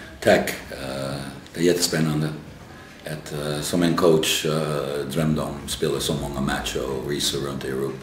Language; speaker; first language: Swedish; non-native, fluent; English